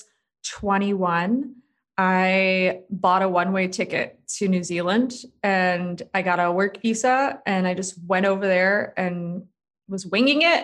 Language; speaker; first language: English; native; English